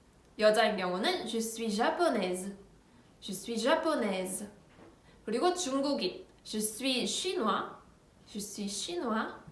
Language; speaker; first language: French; non-native, fluent; Korean